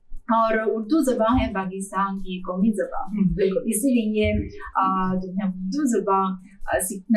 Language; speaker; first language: Hindi; non-native, fluent; Chinese